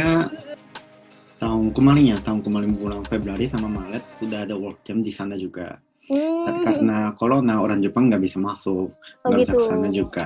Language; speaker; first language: Indonesian; non-native, fluent; Japanese